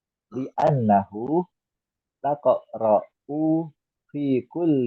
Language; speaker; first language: Arabic; non-native, learner; Indonesian